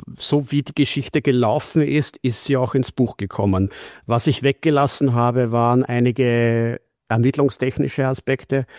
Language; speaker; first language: German; native; German